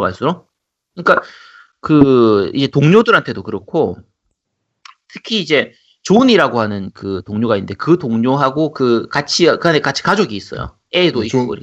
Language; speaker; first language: Korean; native; Korean